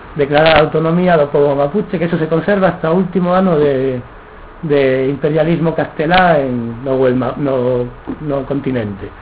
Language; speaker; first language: Spanish; non-native, local second language; Galician